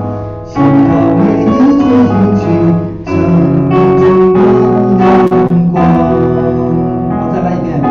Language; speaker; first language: Chinese; native; Chinese